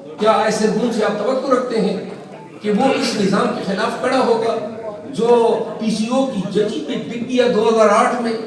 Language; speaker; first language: Urdu; non-native, local second language; Pashto